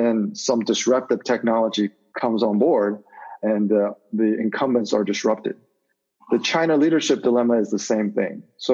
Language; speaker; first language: English; native; English